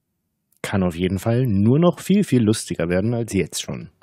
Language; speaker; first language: German; native; German